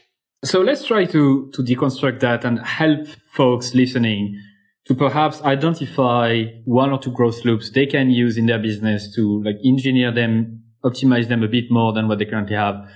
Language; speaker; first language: English; non-native, fluent; French